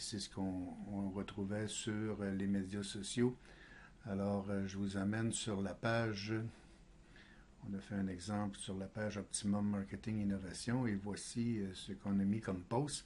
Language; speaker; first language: French; native; French